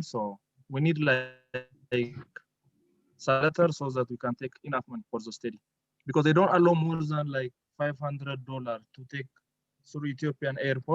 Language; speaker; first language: English; non-native, local second language; Amharic